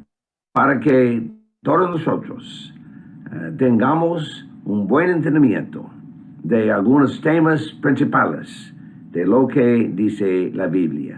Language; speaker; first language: Spanish; non-native, fluent; English